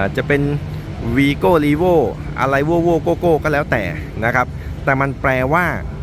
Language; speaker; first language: Thai; native; Thai